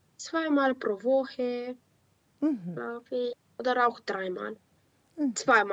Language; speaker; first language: German; non-native, learner; Romanian